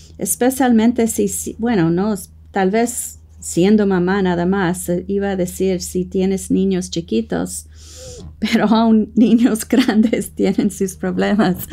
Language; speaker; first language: Spanish; non-native, fluent; English